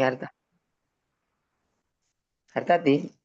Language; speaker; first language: English; non-native, learner; Indonesian